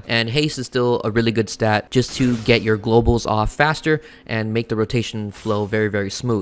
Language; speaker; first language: English; native; English